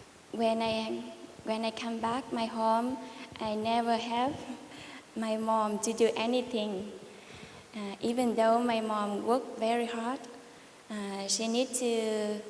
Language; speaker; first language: English; non-native, learner; Vietnamese